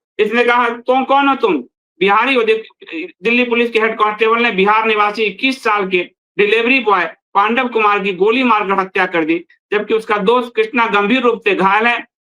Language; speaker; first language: Hindi; native; Hindi